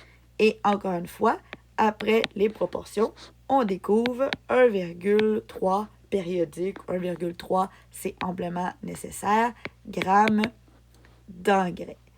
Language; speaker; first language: French; native; French